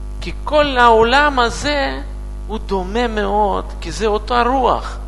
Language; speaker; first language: Hebrew; non-native, learner; Russian